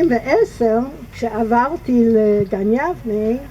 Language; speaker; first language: Hebrew; non-native, fluent; English